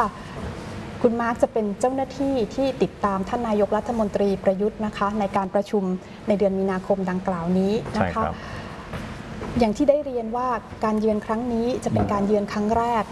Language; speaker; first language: Thai; native; Thai